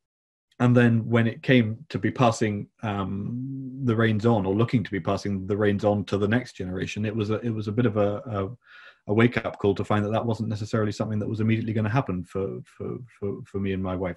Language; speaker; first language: English; native; English